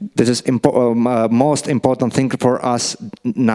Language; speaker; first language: English; non-native, learner; Russian